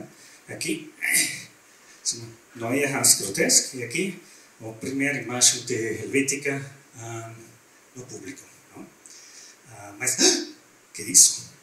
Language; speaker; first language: Portuguese; non-native, learner; German